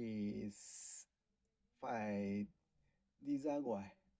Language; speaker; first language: Vietnamese; non-native, learner; Japanese